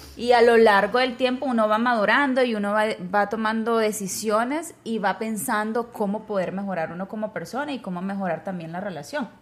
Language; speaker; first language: Spanish; native; Spanish